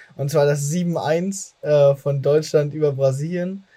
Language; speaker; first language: German; native; German